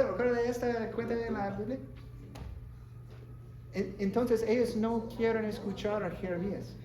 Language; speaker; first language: Spanish; non-native, learner; English